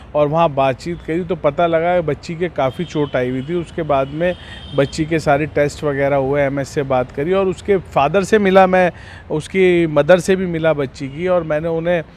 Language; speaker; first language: Hindi; native; Hindi